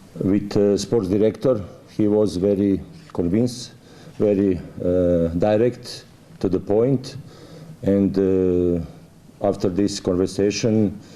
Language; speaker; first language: English; non-native, fluent; Croatian